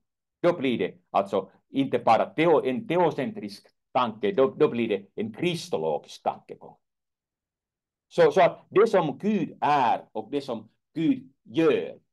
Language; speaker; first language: Swedish; non-native, fluent; Finnish